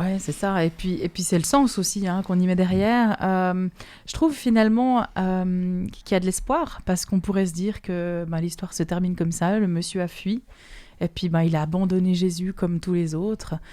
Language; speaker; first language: French; native; French